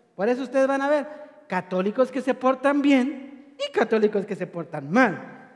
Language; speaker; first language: Spanish; native; Spanish